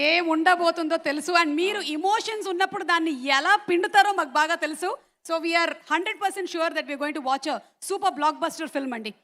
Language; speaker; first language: Telugu; native; Telugu